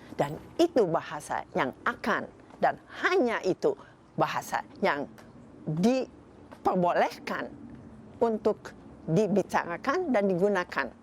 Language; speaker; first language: Indonesian; non-native, local second language; Dutch